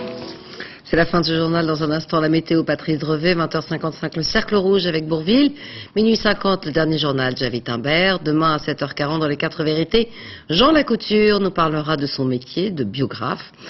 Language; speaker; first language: French; native; French